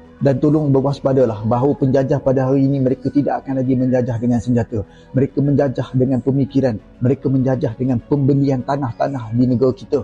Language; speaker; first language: Malay; native; Malay